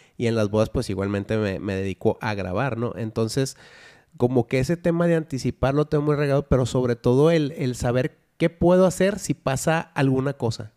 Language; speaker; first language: Spanish; native; Spanish